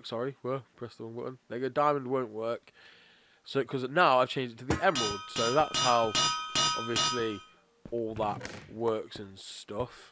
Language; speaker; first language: English; native; English